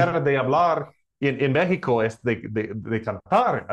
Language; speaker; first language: Spanish; non-native, learner; English